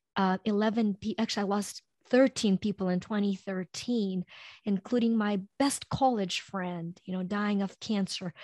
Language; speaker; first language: English; non-native, fluent; Ukrainian